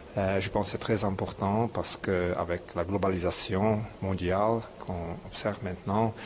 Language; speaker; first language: French; non-native, fluent; Czech